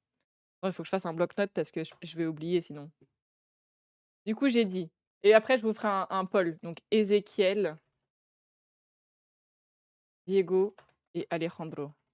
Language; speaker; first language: French; native; French